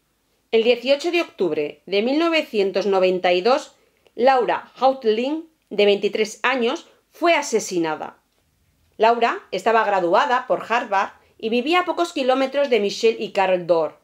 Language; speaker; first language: Spanish; native; Spanish